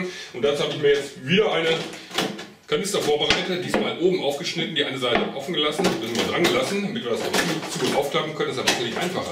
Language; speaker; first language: German; native; German